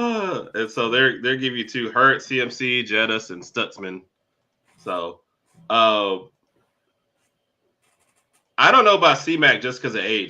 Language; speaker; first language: English; native; English